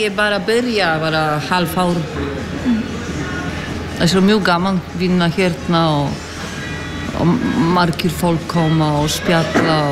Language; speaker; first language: Icelandic; non-native, learner; Polish